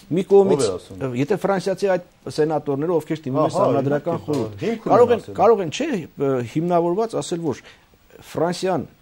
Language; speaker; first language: Armenian; native; Armenian